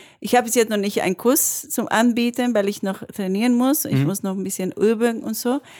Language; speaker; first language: German; non-native, fluent; Spanish